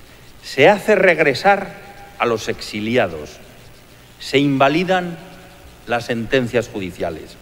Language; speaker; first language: Spanish; native; Spanish